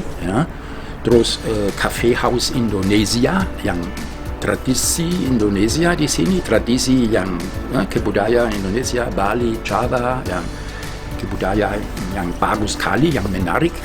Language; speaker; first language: Indonesian; non-native, fluent; German